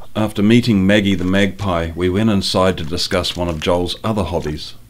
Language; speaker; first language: English; native; English